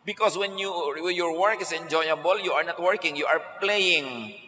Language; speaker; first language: English; non-native, local second language; Filipino